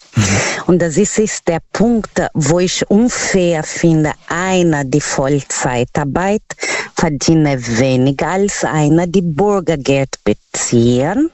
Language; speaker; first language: German; non-native, fluent; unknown